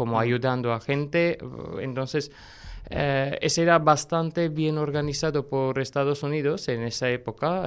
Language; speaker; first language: Spanish; non-native, fluent; Armenian